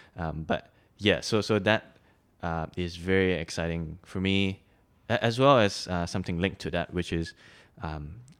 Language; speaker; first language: English; non-native, local second language; Chinese